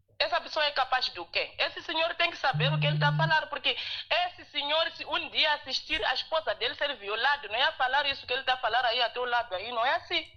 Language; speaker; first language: Portuguese; non-native, local second language; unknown